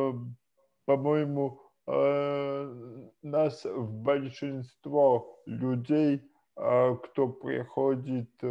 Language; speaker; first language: Russian; non-native, local second language; Latvian